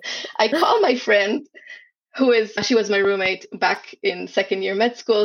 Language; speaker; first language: English; non-native, fluent; Hebrew